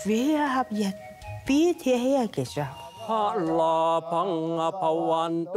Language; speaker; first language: German; non-native, learner; Thai